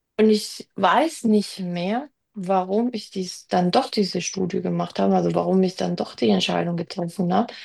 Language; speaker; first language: German; early bilingual, other home language; Spanish